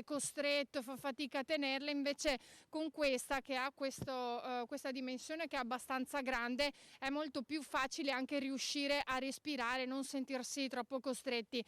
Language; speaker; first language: Italian; native; Italian